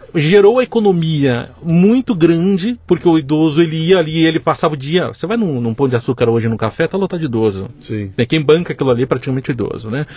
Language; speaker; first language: Portuguese; native; Portuguese